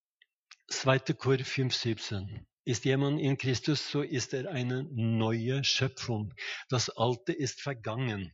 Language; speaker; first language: German; non-native, fluent; Norwegian